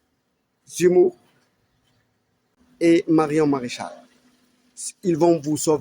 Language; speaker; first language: French; non-native, learner; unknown